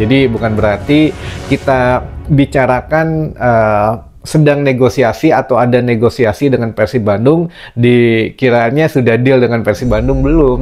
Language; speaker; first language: Indonesian; native; Indonesian